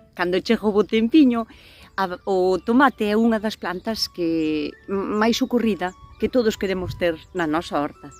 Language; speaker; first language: Galician; native; Galician